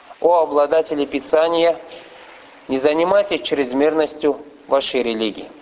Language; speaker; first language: Russian; non-native, fluent; Arabic